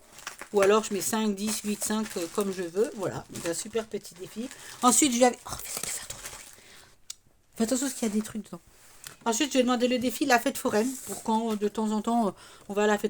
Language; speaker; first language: French; native; French